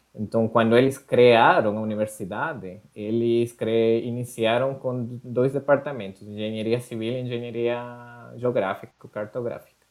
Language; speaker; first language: Portuguese; non-native, fluent; Spanish